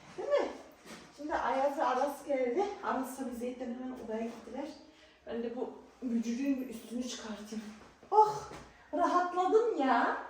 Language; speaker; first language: Turkish; early bilingual, heritage; Turkish